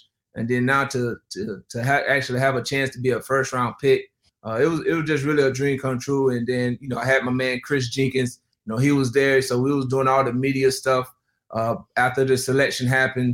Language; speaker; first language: English; native; English